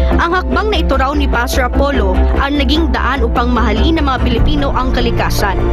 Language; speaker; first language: Filipino; native; Filipino